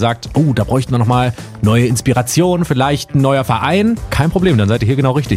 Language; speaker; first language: German; native; German